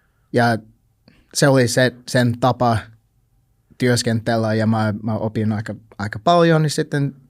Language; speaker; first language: Finnish; non-native, learner; English